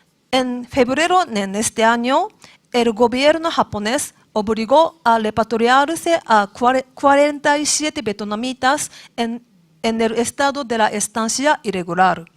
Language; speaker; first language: Spanish; non-native, learner; Japanese